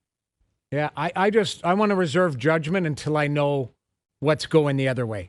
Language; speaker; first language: English; native; English